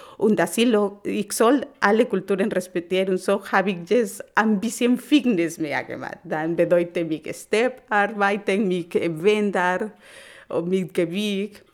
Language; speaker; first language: German; non-native, learner; Spanish